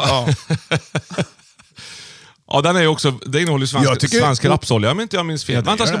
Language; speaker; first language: Swedish; native; Swedish